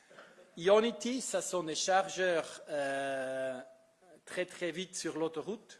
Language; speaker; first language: French; non-native, fluent; Italian